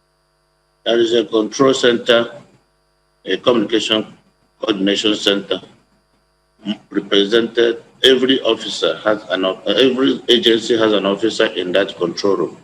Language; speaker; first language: English; non-native, local second language; Igbo